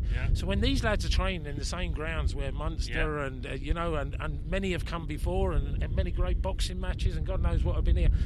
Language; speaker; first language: English; native; English